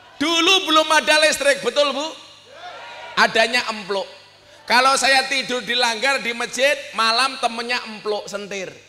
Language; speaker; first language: Indonesian; native; Indonesian